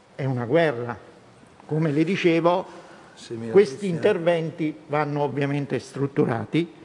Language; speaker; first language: Italian; native; Italian